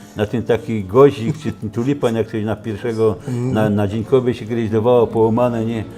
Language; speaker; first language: Polish; native; Polish